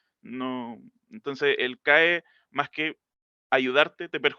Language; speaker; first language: Spanish; native; Spanish